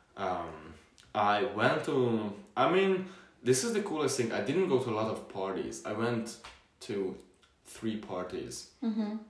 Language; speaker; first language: English; non-native, fluent; Hungarian